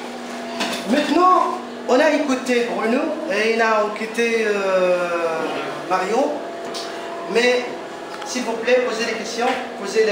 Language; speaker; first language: French; non-native, fluent; Arabic